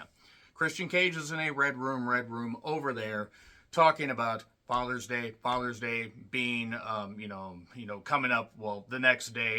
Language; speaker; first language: English; native; English